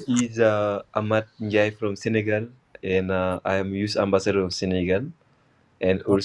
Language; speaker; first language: English; non-native, local second language; Wolof